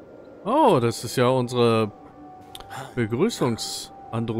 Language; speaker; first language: German; native; German